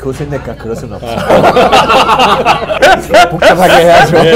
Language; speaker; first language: Korean; non-native, fluent; German